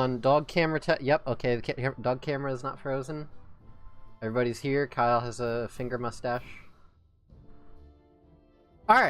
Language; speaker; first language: English; native; English